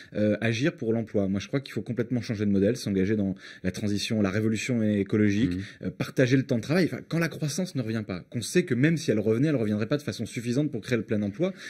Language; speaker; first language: French; native; French